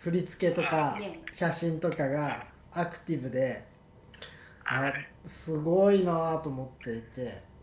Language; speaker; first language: Japanese; native; Japanese